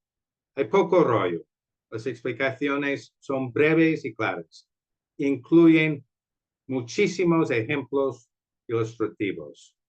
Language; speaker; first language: Spanish; non-native, fluent; English